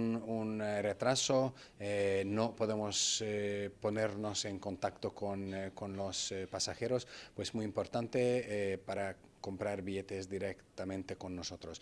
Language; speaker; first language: Spanish; non-native, fluent; Hungarian